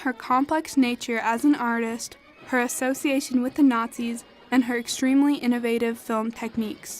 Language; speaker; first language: English; native; English